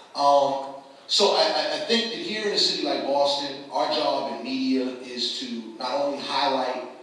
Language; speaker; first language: English; native; English